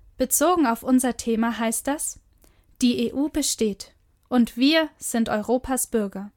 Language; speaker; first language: German; native; German